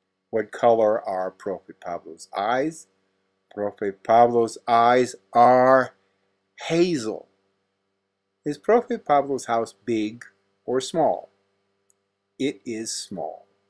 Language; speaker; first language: English; native; English